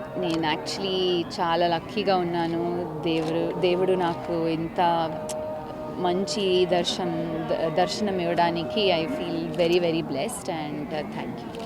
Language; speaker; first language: Telugu; non-native, fluent; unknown